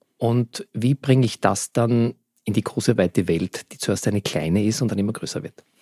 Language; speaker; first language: German; native; German